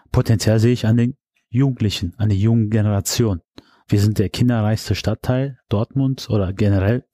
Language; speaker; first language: German; early bilingual, other home language; Turkish